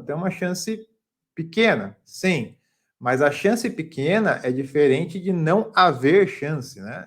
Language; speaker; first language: Portuguese; native; Portuguese